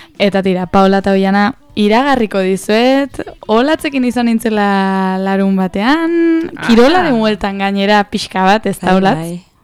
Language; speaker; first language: Basque; native; Basque